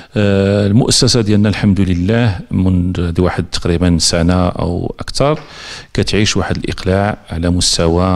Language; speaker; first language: Arabic; native; Arabic